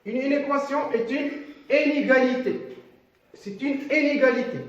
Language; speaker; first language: French; non-native, local second language; Arabic